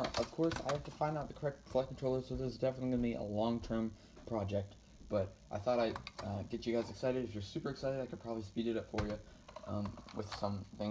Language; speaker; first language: English; native; English